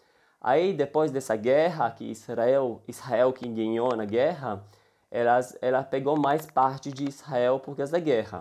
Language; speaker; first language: Portuguese; early bilingual, heritage; Hebrew